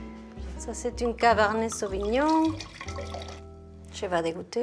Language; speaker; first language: French; non-native, learner; Spanish